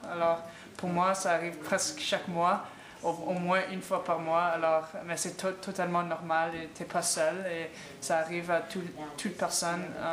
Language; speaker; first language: French; non-native, fluent; English